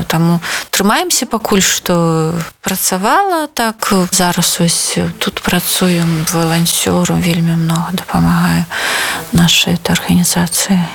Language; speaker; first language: Belarusian; non-native, local second language; Russian